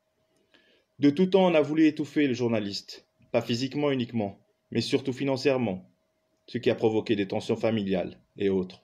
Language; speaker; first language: French; non-native, local second language; Kabyle